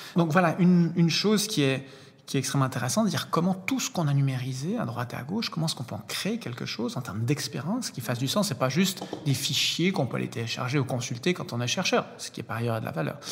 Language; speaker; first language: French; native; French